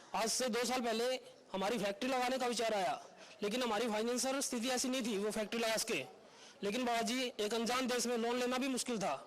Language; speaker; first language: Hindi; native; Hindi